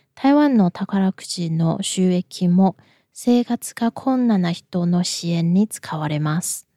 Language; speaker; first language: Japanese; non-native, fluent; Chinese